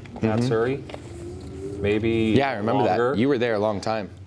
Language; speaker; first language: English; native; English